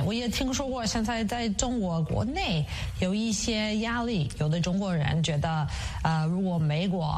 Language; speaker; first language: Chinese; non-native, fluent; English